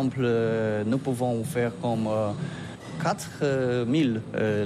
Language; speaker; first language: French; non-native, learner; Polish